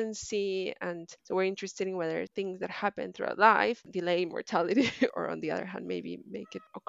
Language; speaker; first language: English; non-native, fluent; Spanish